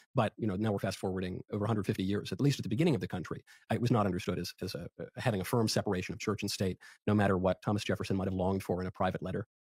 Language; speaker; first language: English; native; English